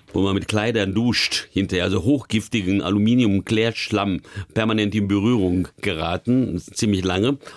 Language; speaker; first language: German; early bilingual, other home language; Hungarian